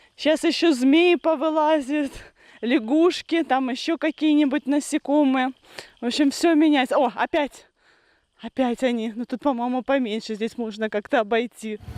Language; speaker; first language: Russian; native; Russian